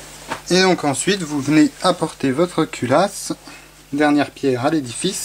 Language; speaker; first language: French; native; French